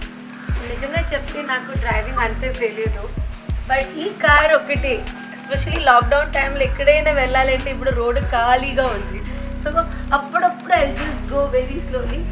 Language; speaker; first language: Telugu; non-native, learner; Malayalam